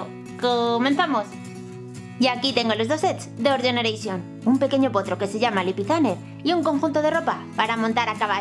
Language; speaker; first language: Spanish; native; Spanish